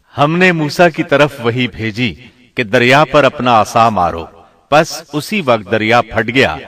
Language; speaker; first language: Urdu; native; Urdu